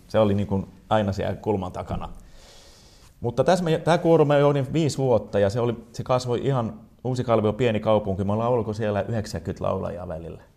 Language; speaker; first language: Finnish; non-native, local second language; Swedish